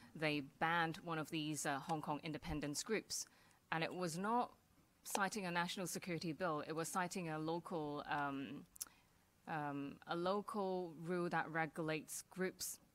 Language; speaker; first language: English; non-native, local second language; Cantonese